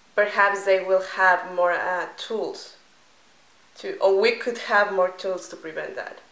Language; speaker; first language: English; non-native, fluent; Spanish